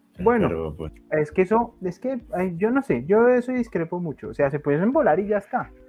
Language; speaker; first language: Spanish; native; Spanish